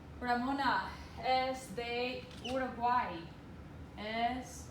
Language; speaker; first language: Spanish; non-native, fluent; English